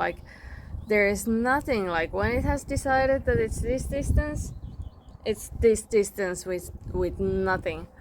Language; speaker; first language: English; non-native, fluent; Finnish